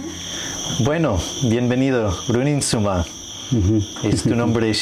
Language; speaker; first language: Spanish; non-native, fluent; English